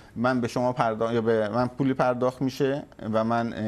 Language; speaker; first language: Persian; native; Persian